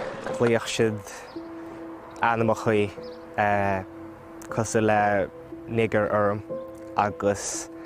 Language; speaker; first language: Irish; early bilingual, other home language; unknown